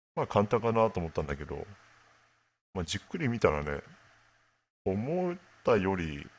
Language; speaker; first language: Japanese; non-native, learner; English